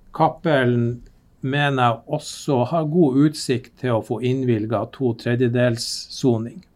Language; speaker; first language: Norwegian; native; Norwegian